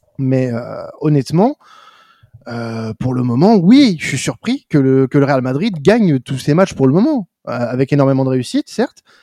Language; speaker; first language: French; native; French